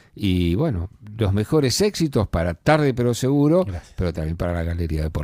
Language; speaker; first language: Spanish; native; Spanish